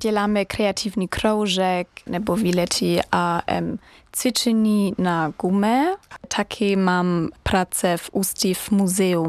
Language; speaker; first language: Czech; non-native, learner; German